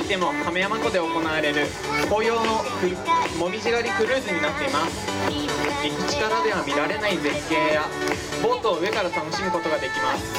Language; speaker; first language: Japanese; native; Japanese